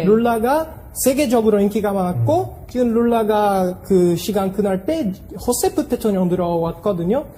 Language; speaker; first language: Korean; non-native, fluent; Portuguese